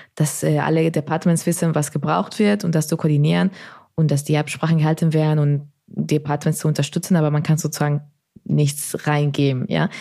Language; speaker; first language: German; non-native, fluent; Spanish